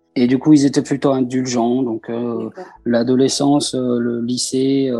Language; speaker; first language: French; early bilingual, other home language; Persian